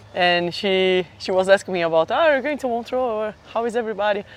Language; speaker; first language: English; non-native, fluent; Portuguese